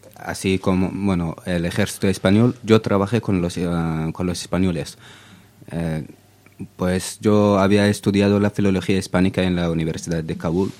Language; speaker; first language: Spanish; non-native, fluent; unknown